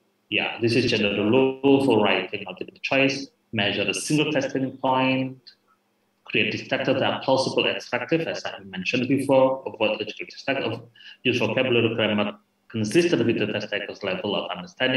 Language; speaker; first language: English; non-native, fluent; Indonesian